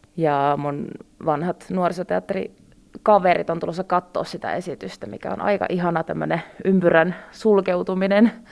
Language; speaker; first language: Finnish; early bilingual, other home language; Russian